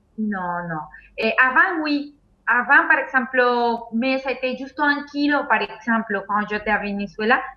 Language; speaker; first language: French; non-native, fluent; Spanish